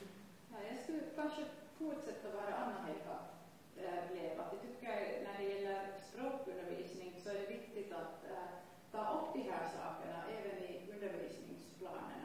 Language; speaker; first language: Swedish; non-native, local second language; Finnish